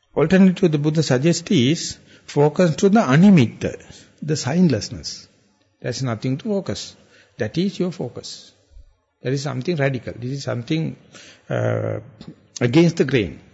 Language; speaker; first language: English; non-native, local second language; Sinhala